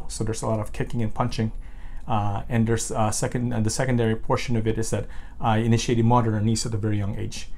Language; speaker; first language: English; non-native, local second language; Filipino